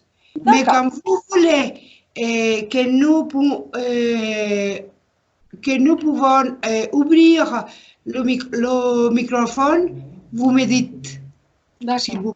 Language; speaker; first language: French; non-native, learner; Spanish